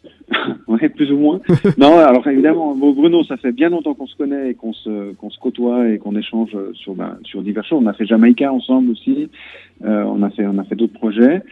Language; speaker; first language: French; native; French